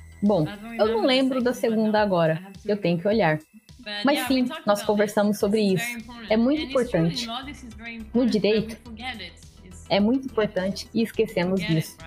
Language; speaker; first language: Portuguese; non-native, learner; English